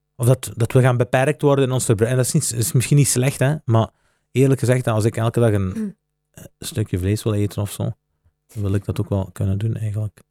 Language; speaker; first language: Dutch; native; Dutch